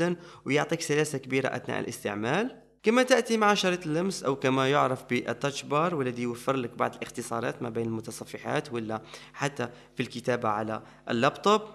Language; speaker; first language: Arabic; native; Arabic